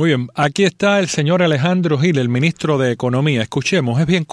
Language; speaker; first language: Spanish; native; Spanish